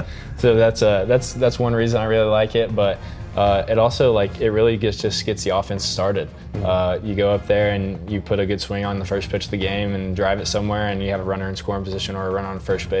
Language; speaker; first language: English; native; English